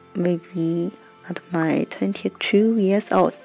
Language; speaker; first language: English; non-native, learner; Chinese